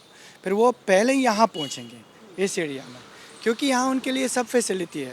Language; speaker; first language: Hindi; non-native, fluent; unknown